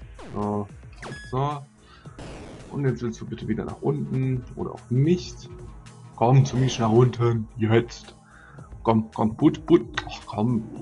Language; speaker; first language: German; native; German